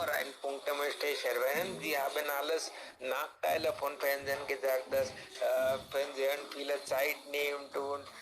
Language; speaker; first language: German; non-native, learner; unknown